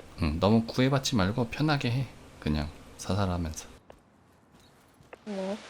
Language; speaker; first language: Korean; native; Korean